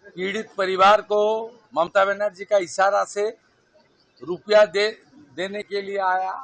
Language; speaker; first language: Hindi; non-native, local second language; Bangla